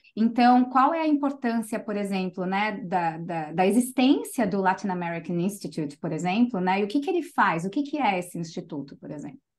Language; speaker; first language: Portuguese; native; Portuguese